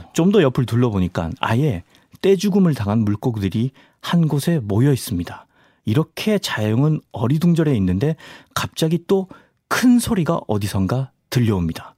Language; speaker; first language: Korean; native; Korean